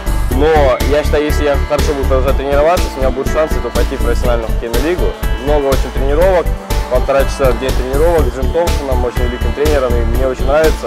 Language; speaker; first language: Russian; native; Russian